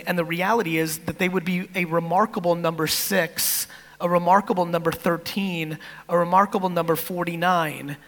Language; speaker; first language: English; native; English